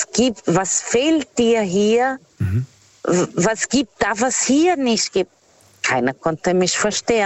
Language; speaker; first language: German; non-native, learner; Portuguese